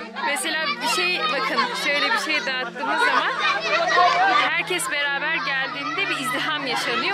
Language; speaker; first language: Turkish; native; Turkish